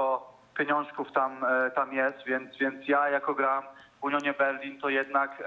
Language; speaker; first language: Polish; early bilingual, heritage; Polish